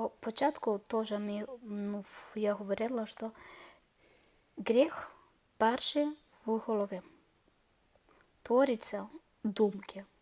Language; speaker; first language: Ukrainian; non-native, learner; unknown